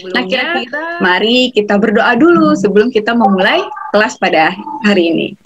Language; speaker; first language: Indonesian; native; Indonesian